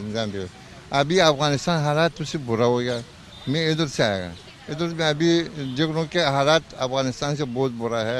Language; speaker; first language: Hindi; non-native, learner; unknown